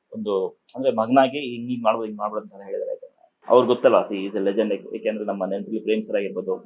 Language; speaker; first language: Kannada; non-native, local second language; Telugu